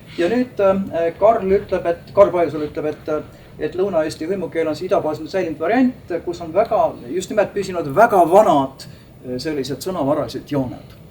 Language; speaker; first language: Estonian; native; Estonian